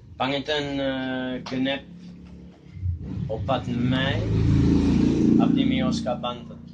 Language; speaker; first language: Sundanese; non-native, learner; Dutch